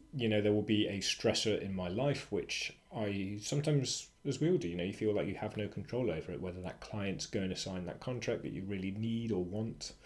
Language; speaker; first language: English; native; English